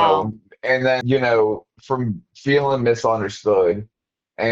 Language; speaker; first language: English; native; English